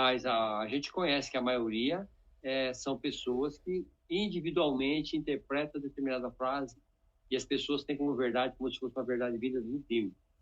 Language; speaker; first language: Portuguese; native; Portuguese